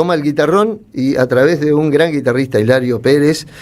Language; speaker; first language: Spanish; native; Spanish